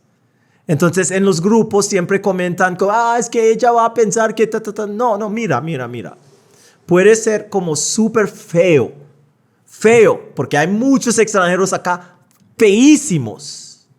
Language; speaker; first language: Spanish; non-native, fluent; English